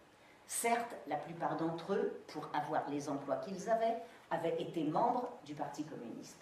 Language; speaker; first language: French; native; French